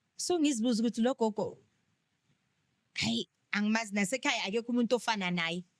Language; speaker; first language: Zulu; non-native, local second language; Tsonga